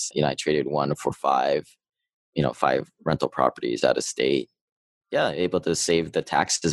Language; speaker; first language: English; native; English